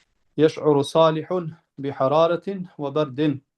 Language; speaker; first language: Arabic; non-native, fluent; Albanian